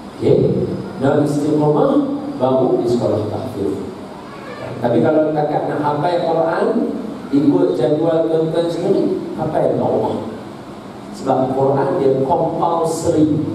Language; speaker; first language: Malay; native; Malay